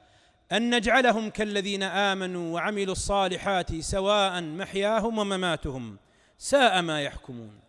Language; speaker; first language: Arabic; native; Arabic